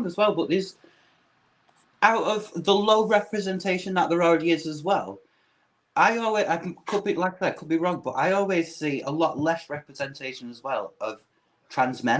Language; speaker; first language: English; native; English